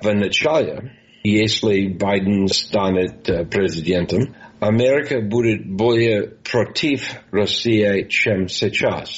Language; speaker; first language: Russian; non-native, fluent; English